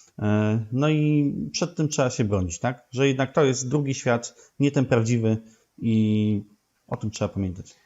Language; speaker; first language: Polish; native; Polish